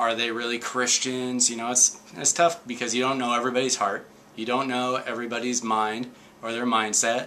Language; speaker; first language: English; native; English